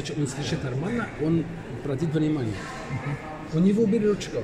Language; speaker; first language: Russian; non-native, learner; Arabic